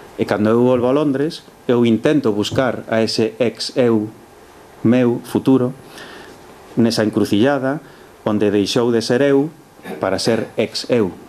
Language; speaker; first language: Galician; early bilingual, heritage; Galician